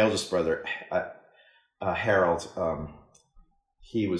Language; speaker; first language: English; native; English